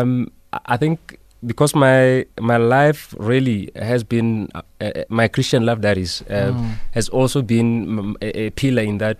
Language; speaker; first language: English; non-native, local second language; Southern Sotho